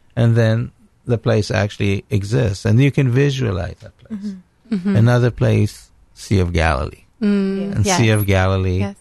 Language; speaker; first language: English; non-native, fluent; Hebrew